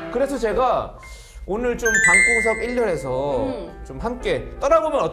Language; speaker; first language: Korean; native; Korean